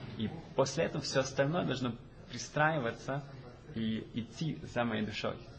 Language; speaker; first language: Russian; early bilingual, heritage; Russian